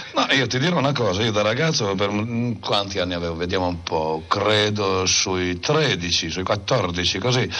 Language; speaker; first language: Italian; native; Italian